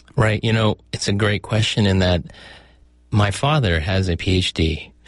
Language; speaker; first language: English; early bilingual, other home language; Chinese